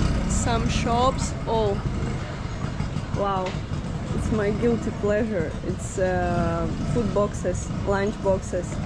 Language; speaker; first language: English; non-native, fluent; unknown